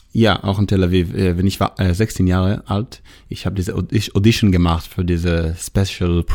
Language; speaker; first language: German; non-native, learner; Hebrew